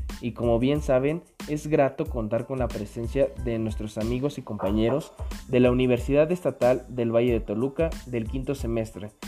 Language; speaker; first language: Spanish; native; Spanish